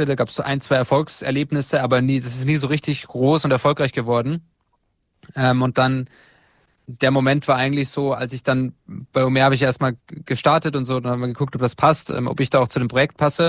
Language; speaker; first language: German; native; German